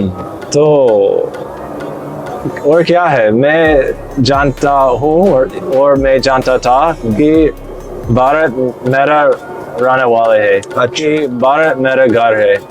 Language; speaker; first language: Hindi; non-native, learner; English